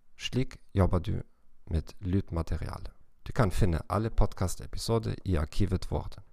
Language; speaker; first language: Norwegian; non-native, learner; German